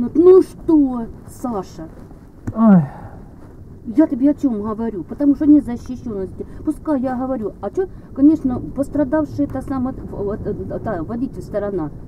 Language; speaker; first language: Russian; native; Russian